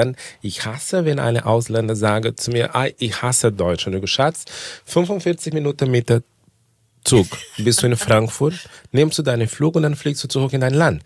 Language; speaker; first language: German; non-native, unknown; Portuguese